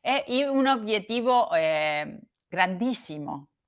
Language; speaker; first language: Italian; non-native, learner; Spanish